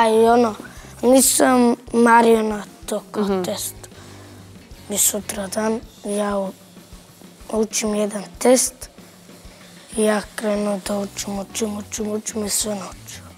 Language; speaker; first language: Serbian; non-native, local second language; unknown